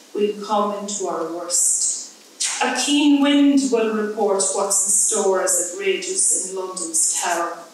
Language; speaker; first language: English; native; English